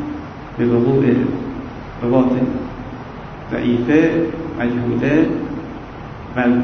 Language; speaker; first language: Arabic; non-native, fluent; Persian